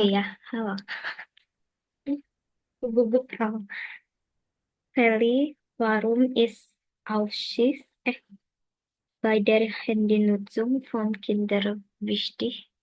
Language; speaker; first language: German; non-native, learner; Indonesian